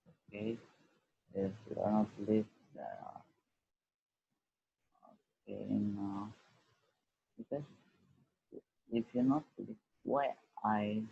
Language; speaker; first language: English; non-native, learner; Indonesian